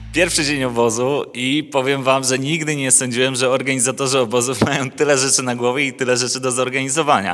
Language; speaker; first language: Polish; native; Polish